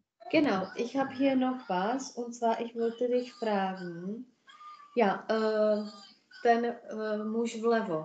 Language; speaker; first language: German; non-native, fluent; Czech